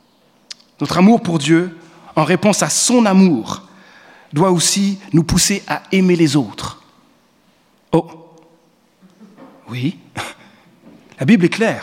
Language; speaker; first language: French; native; French